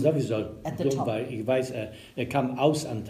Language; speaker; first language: German; non-native, learner; Polish